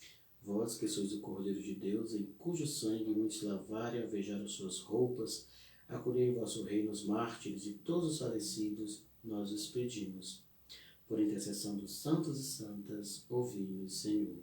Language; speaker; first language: Portuguese; native; Portuguese